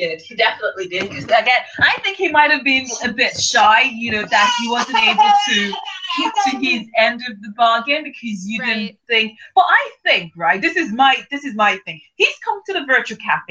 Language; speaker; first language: English; non-native, local second language; Yoruba